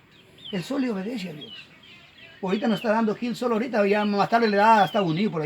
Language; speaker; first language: Spanish; native; Spanish